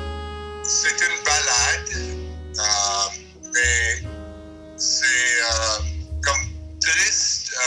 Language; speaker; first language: French; early bilingual, other home language; English